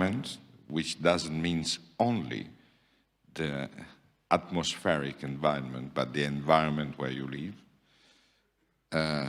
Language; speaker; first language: English; non-native, fluent; Italian